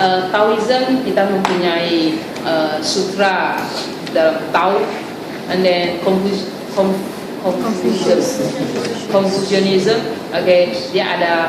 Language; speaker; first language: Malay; non-native, fluent; Chinese